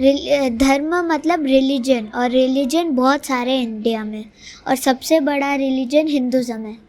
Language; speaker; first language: Hindi; native; Hindi